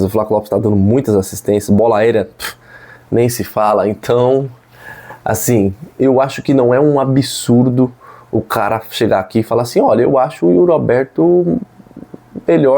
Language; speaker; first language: Portuguese; native; Portuguese